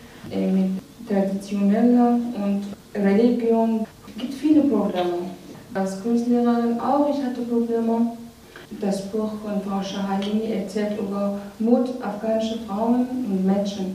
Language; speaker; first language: German; non-native, learner; Persian